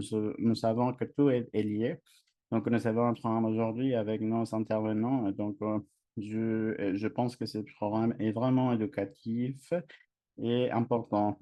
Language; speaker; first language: French; non-native, fluent; English